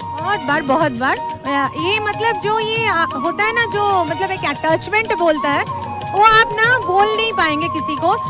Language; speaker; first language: Hindi; non-native, local second language; Bangla